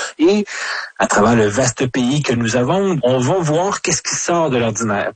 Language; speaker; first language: French; native; French